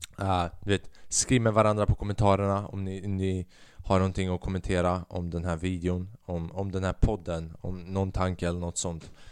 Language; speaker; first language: Swedish; early bilingual, other home language; Albanian